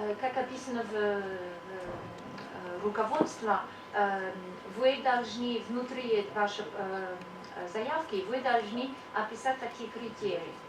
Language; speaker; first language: Russian; non-native, learner; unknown